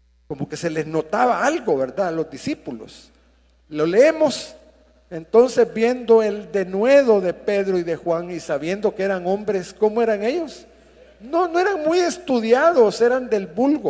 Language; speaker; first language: Spanish; native; Spanish